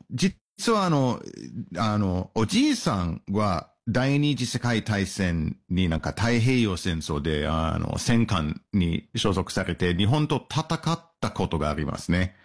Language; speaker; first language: Japanese; non-native, fluent; English